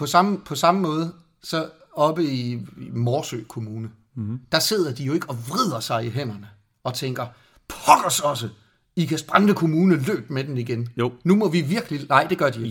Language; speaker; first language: Danish; native; Danish